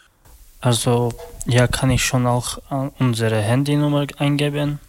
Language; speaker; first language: German; non-native, learner; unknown